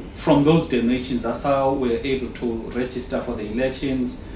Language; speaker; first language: English; non-native, local second language; Xhosa